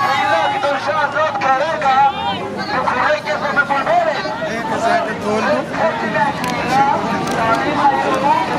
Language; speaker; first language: Hebrew; non-native, fluent; Amharic